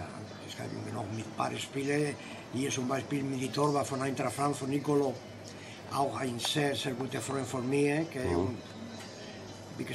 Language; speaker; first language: German; non-native, fluent; Spanish